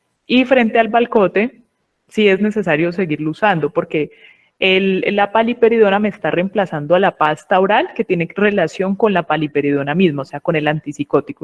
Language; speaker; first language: Spanish; native; Spanish